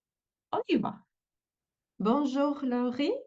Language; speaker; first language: French; non-native, fluent; Polish